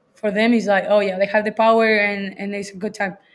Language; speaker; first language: English; non-native, fluent; Spanish